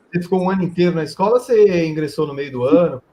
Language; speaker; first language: Portuguese; native; Portuguese